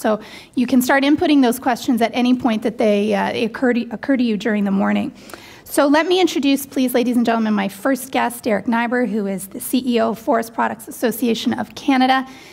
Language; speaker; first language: English; native; English